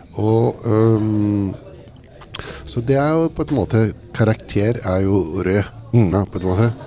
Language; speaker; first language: Norwegian; early bilingual, heritage; Italian